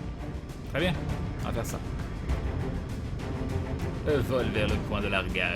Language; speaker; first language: French; native; French